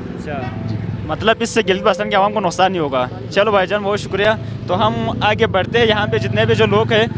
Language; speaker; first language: Urdu; non-native, local second language; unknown